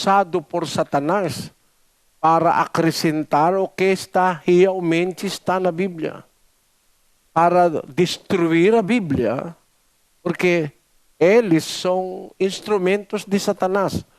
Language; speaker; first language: Portuguese; non-native, learner; Filipino